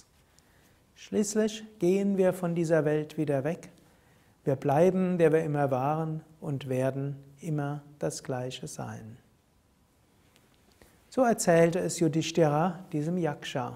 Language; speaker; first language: German; native; German